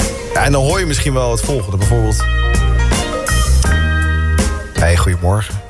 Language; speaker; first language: Dutch; native; Dutch